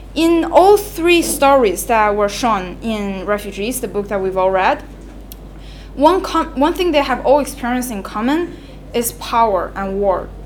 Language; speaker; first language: English; non-native, fluent; Chinese